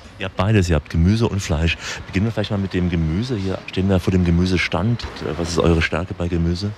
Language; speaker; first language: German; native; German